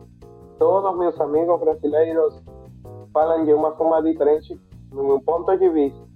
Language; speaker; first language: Portuguese; non-native, fluent; Spanish